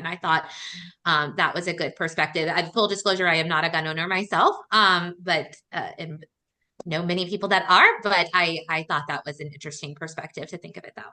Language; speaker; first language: English; native; English